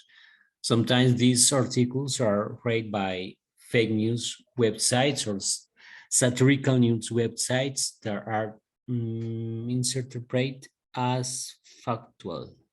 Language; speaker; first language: English; non-native, learner; Spanish